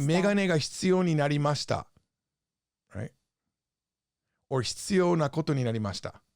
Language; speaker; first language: Japanese; non-native, fluent; English